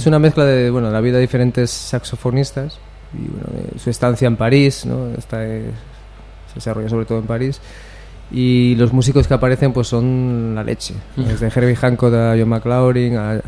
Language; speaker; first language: Spanish; native; Spanish